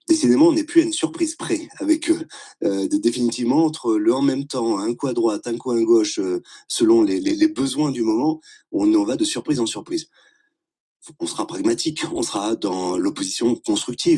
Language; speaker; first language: French; native; French